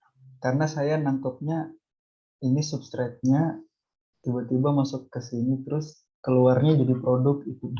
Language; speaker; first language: Indonesian; native; Indonesian